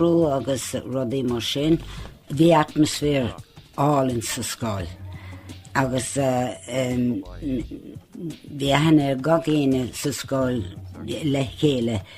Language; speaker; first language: Irish; non-native, local second language; English